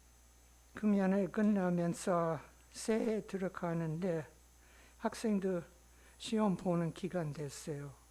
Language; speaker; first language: Korean; non-native, learner; English